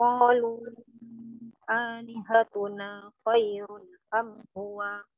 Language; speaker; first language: Arabic; non-native, learner; Indonesian